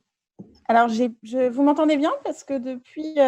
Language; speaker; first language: French; native; French